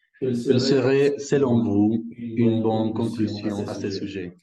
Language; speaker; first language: French; non-native, learner; Spanish